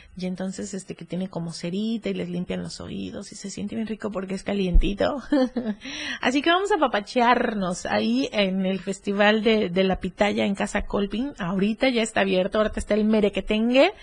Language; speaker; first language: Spanish; native; Spanish